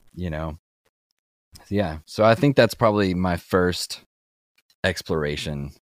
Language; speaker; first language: English; native; English